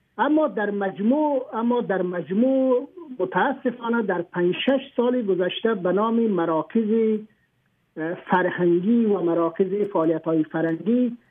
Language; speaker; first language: Persian; native; Persian